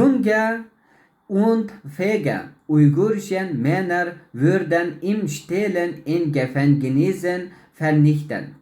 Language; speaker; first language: German; non-native, learner; Uyghur